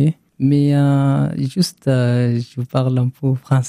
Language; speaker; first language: French; non-native, learner; Arabic